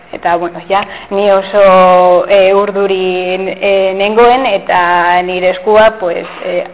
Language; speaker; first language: Basque; non-native, local second language; Spanish